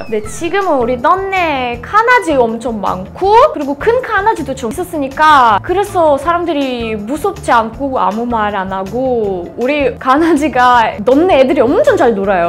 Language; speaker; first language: Korean; non-native, fluent; Russian